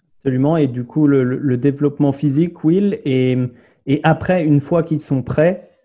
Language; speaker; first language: French; native; French